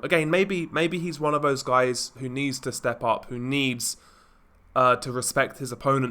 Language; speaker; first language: English; native; English